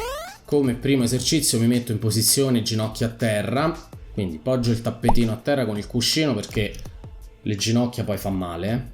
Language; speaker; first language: Italian; native; Italian